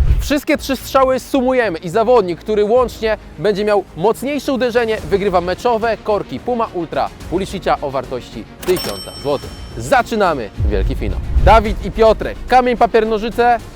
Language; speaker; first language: Polish; native; Polish